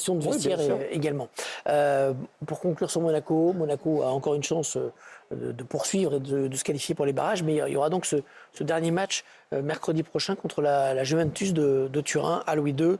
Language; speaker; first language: French; native; French